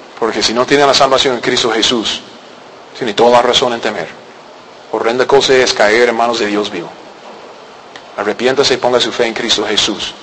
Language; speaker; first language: Spanish; non-native, learner; English